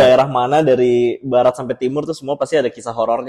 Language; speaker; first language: Indonesian; native; Indonesian